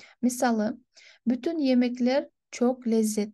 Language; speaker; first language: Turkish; non-native, fluent; Kyrgyz